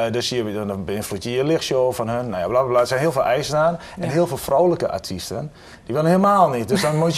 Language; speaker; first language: Dutch; native; Dutch